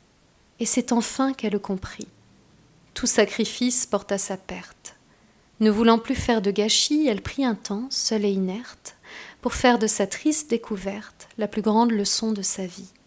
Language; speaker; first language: French; native; French